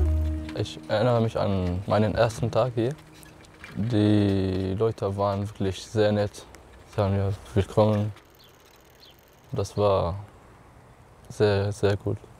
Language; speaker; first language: German; non-native, learner; Arabic